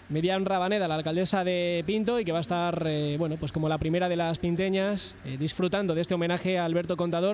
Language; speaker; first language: Spanish; native; Spanish